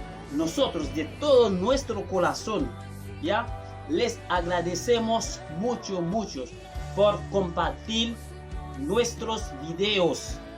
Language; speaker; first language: Spanish; non-native, fluent; Haitian Creole